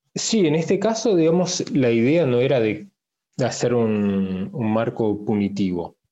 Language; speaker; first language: Spanish; early bilingual, heritage; Spanish